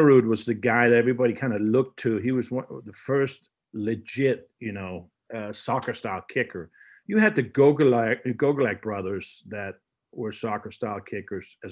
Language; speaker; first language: English; non-native, fluent; Danish